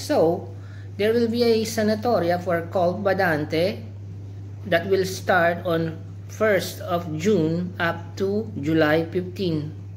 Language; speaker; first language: English; non-native, local second language; Filipino